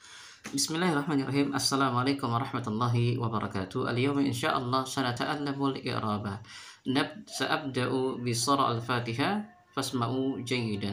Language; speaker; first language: Arabic; non-native, fluent; Indonesian